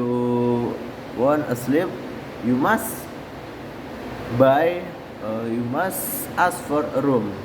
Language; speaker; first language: English; non-native, learner; Indonesian